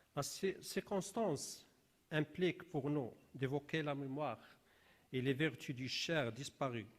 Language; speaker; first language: French; non-native, local second language; Arabic